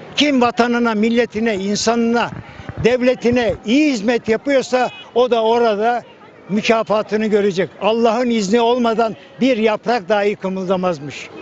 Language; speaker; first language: Turkish; native; Turkish